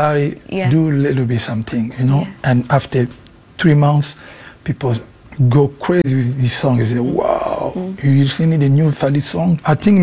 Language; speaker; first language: English; non-native, learner; Lingala